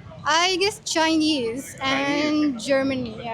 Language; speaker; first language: English; non-native, fluent; Arabic